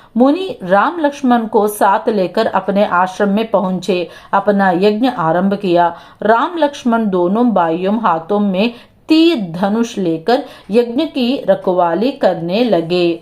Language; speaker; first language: Hindi; non-native, local second language; Telugu